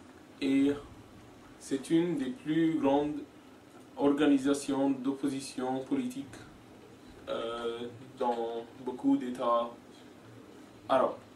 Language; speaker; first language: French; non-native, learner; English